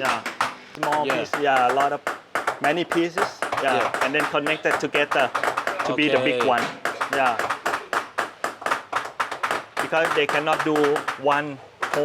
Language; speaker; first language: English; non-native, learner; Thai